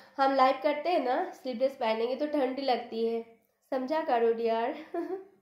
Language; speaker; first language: Hindi; non-native, local second language; Bangla